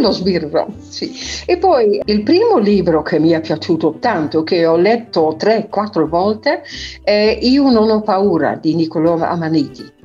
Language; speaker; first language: Italian; non-native, fluent; Dutch